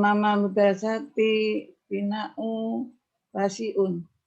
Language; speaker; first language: Arabic; non-native, learner; Indonesian